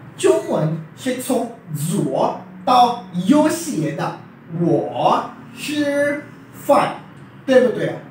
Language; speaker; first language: Chinese; non-native, fluent; Urdu